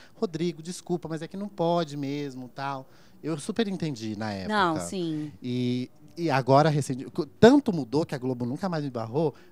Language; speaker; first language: Portuguese; native; Portuguese